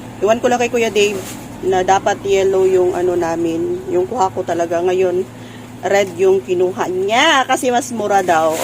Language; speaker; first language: Filipino; non-native, local second language; Cebuano